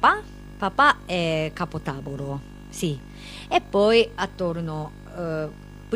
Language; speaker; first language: Italian; non-native, learner; Japanese